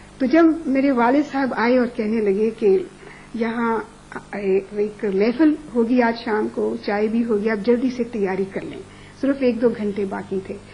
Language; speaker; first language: Urdu; non-native, local second language; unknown